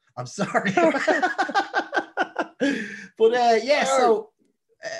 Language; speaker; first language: English; native; English